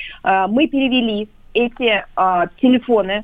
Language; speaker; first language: Russian; native; Russian